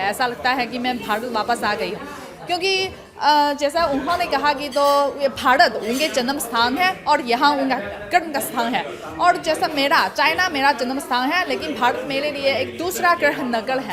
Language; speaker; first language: Hindi; non-native, fluent; Chinese